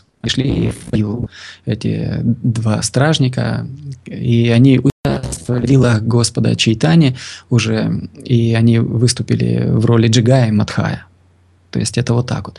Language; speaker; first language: Russian; native; Russian